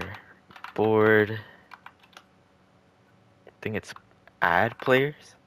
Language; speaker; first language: English; native; English